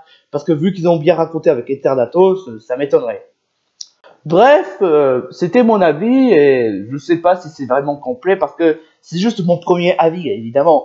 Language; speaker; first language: French; native; French